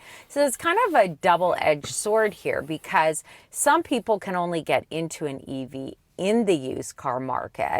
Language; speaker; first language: English; native; English